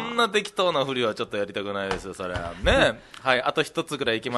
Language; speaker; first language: Japanese; native; Japanese